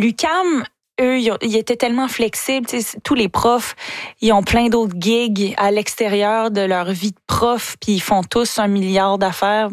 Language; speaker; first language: French; native; French